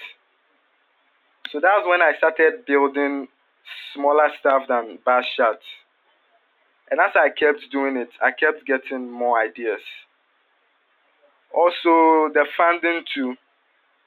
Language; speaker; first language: English; non-native, local second language; Akan